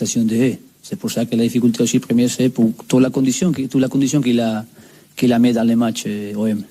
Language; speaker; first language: French; non-native, learner; Spanish